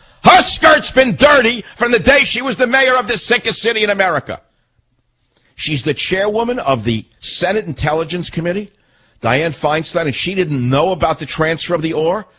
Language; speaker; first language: English; native; English